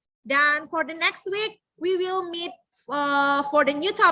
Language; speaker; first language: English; non-native, learner; Indonesian